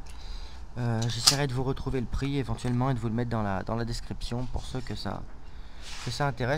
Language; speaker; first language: French; native; French